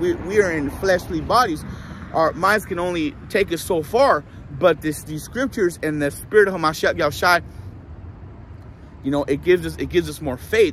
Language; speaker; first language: English; native; English